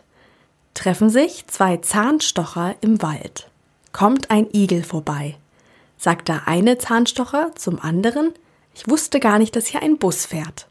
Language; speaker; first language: German; native; German